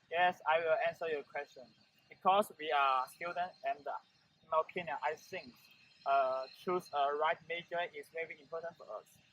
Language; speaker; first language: English; non-native, learner; Chinese